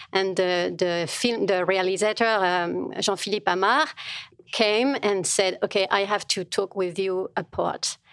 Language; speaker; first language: English; non-native, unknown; French